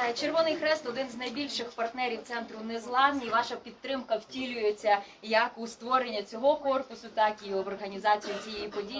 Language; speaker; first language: Ukrainian; native; Ukrainian